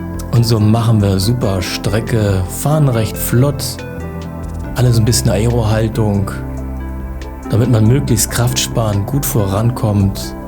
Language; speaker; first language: German; native; German